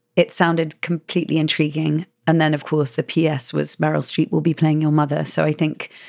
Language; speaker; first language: English; native; English